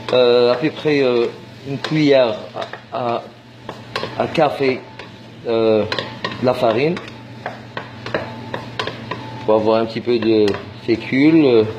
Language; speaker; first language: French; non-native, fluent; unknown